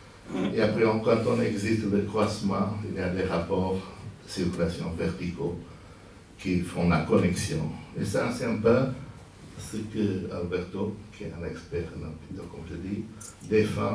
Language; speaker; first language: French; non-native, fluent; Portuguese